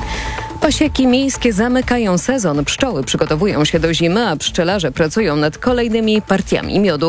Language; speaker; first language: Polish; native; Polish